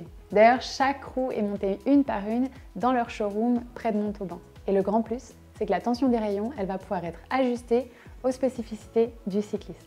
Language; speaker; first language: French; native; French